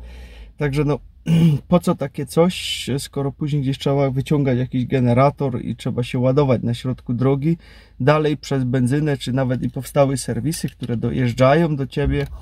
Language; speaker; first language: Polish; native; Polish